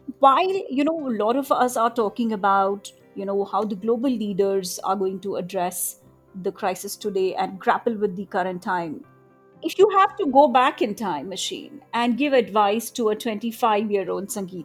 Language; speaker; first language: English; non-native, local second language; Bangla